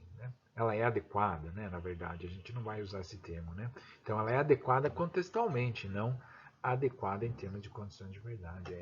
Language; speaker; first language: Portuguese; native; Portuguese